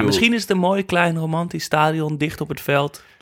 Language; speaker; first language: Dutch; native; Dutch